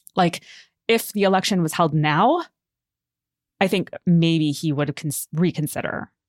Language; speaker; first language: English; native; English